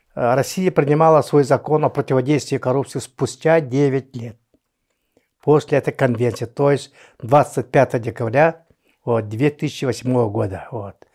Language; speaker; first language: Russian; non-native, local second language; Yakut